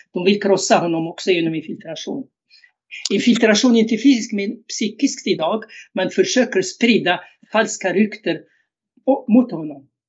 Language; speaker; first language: Swedish; non-native, fluent; Arabic